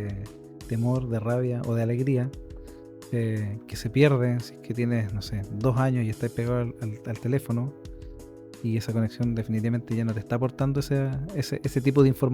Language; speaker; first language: Spanish; native; Spanish